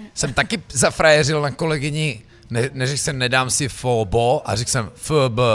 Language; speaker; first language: Czech; native; Czech